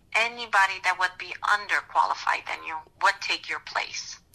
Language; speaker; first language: English; non-native, fluent; Romanian